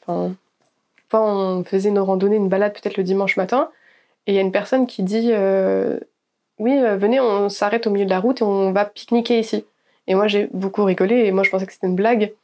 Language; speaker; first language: French; native; French